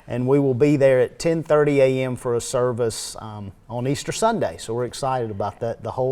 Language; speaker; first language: English; native; English